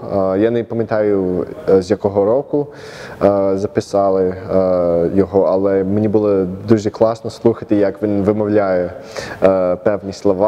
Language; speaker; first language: Ukrainian; early bilingual, heritage; Ukrainian